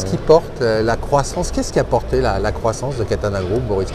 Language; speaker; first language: French; native; French